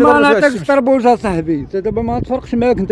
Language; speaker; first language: Arabic; native; Arabic